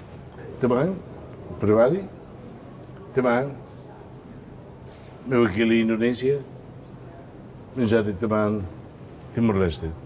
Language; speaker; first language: Indonesian; non-native, fluent; Tetum